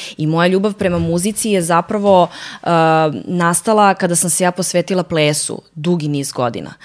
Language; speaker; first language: Serbian; early bilingual, heritage; Serbian